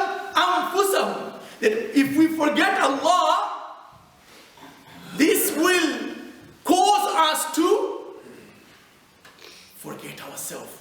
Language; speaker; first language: English; non-native, fluent; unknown